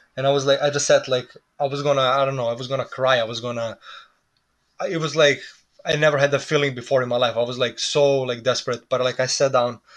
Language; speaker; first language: English; non-native, fluent; Serbian